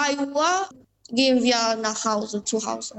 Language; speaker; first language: German; non-native, learner; Albanian